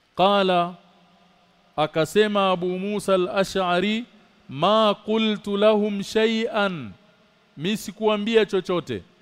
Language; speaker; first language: Swahili; native; Swahili